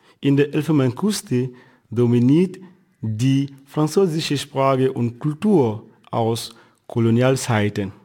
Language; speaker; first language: German; non-native, fluent; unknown